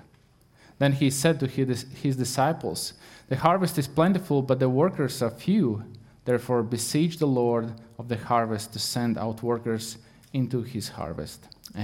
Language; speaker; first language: English; non-native, fluent; Latvian